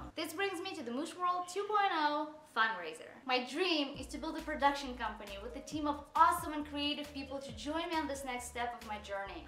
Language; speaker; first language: English; non-native, fluent; Russian